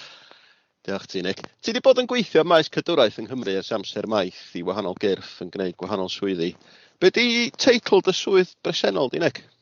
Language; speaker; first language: Welsh; native; Welsh